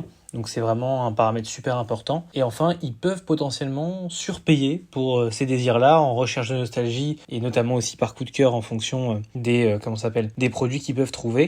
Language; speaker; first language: French; native; French